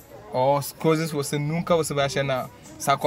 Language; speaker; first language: Portuguese; non-native, fluent; English